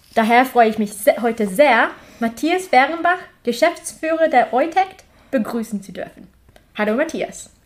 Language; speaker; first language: German; non-native, fluent; English